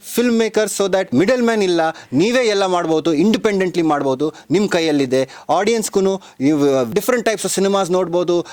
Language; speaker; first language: Kannada; non-native, local second language; Marathi